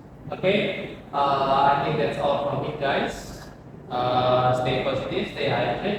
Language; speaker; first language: English; non-native, learner; Indonesian